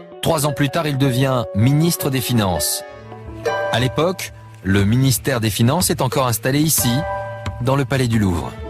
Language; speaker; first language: French; native; French